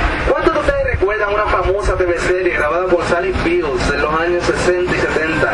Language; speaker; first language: Spanish; native; Spanish